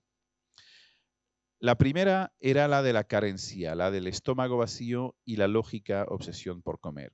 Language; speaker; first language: Spanish; non-native, fluent; French